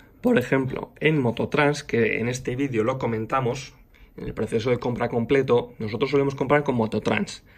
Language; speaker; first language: Spanish; native; Spanish